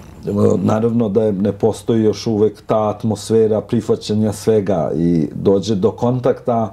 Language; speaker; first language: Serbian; non-native, local second language; Albanian